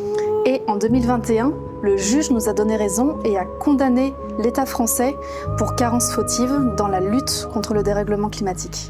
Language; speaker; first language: French; native; French